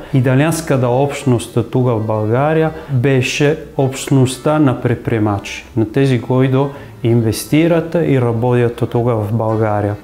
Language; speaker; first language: Bulgarian; non-native, fluent; Italian